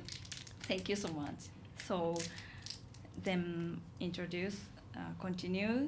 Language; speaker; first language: English; non-native, learner; Japanese